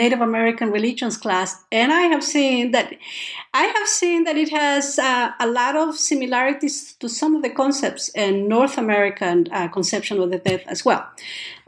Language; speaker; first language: English; non-native, fluent; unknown